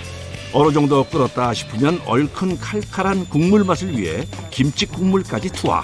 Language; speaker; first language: Korean; native; Korean